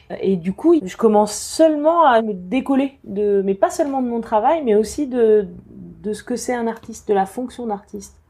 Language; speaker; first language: French; native; French